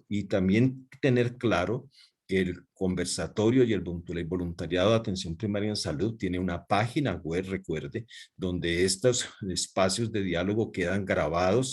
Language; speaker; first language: Spanish; native; Spanish